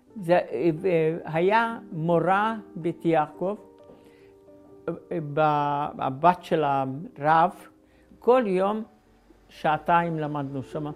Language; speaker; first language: Hebrew; non-native, fluent; Hungarian